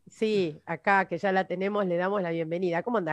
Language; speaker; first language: Spanish; native; Spanish